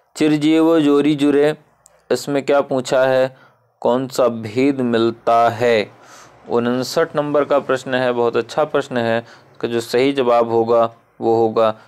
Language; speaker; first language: Hindi; native; Hindi